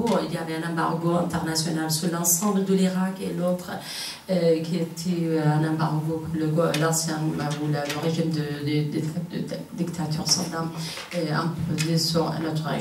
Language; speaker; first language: French; non-native, fluent; Kurdish